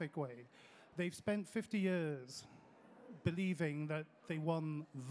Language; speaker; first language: English; early bilingual, other home language; French